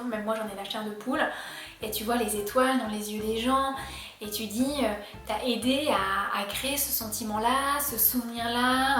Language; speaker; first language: French; native; French